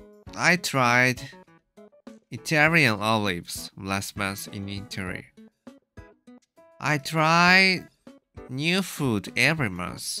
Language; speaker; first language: English; non-native, learner; Japanese